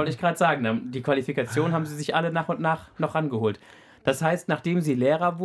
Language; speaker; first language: German; native; German